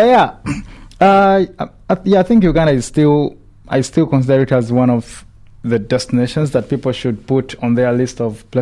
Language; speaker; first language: English; non-native, local second language; Ganda